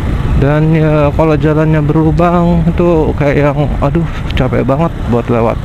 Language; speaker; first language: Indonesian; native; Indonesian